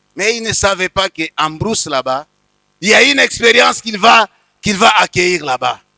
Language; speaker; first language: French; non-native, local second language; Swahili